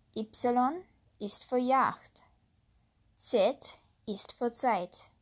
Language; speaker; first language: German; non-native, learner; English